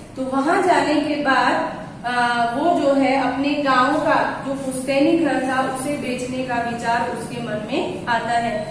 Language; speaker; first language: Hindi; non-native, local second language; Gujarati